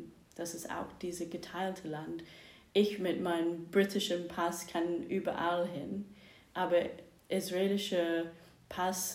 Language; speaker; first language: German; non-native, fluent; English